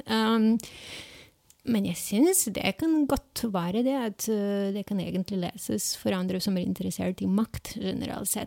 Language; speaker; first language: Norwegian; non-native, fluent; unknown